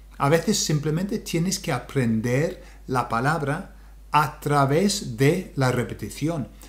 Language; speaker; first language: Spanish; non-native, fluent; English